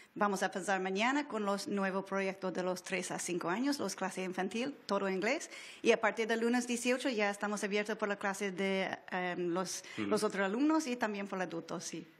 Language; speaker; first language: Spanish; non-native, fluent; English